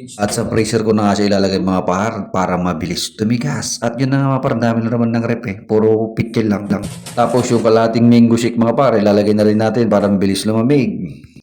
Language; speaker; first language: Filipino; native; Filipino